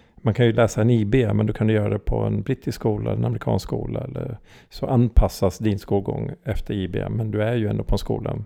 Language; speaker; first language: Swedish; early bilingual, heritage; Swedish